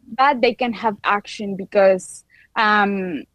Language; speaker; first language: English; non-native, fluent; Spanish